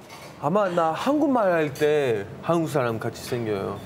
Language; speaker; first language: Korean; non-native, learner; English